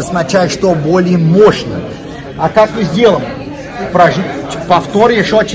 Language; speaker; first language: Russian; non-native, fluent; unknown